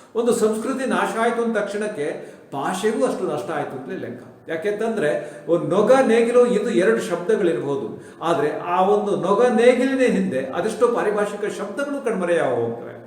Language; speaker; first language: Kannada; non-native, local second language; Tulu